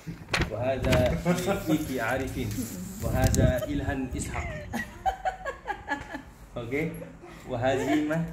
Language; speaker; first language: Arabic; non-native, fluent; Malay